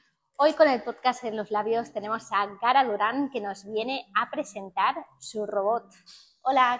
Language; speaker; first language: Spanish; native; Spanish